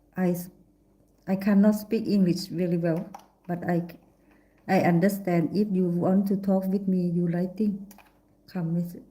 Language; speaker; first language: English; non-native, learner; Thai